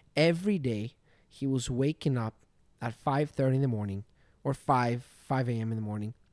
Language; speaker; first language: English; non-native, fluent; Greek